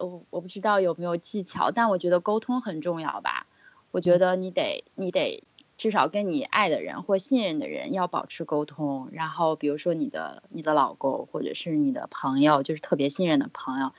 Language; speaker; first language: Chinese; native; Chinese